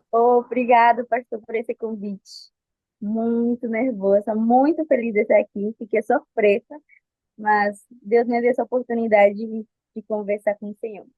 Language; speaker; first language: Portuguese; non-native, fluent; Spanish